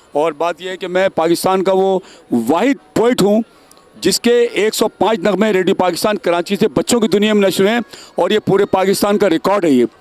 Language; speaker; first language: Urdu; native; Urdu